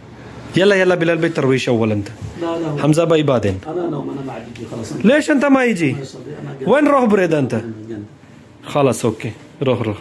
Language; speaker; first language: Arabic; non-native, learner; Urdu